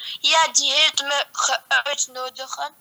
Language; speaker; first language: Dutch; early bilingual, heritage; Dutch